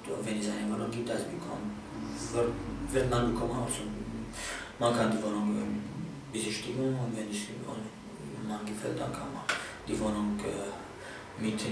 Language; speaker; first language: German; non-native, learner; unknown